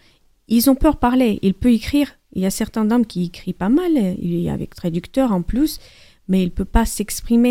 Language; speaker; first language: French; non-native, learner; Ukrainian